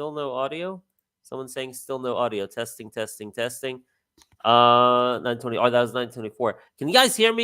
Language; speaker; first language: English; native; English